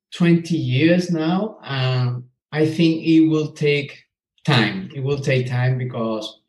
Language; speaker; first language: English; non-native, learner; Spanish